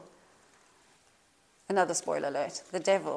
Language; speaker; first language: English; native; English